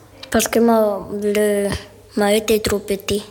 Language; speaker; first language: French; non-native, local second language; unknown